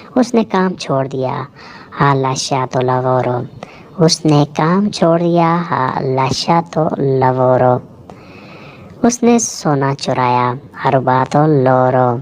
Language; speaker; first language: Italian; non-native, learner; Urdu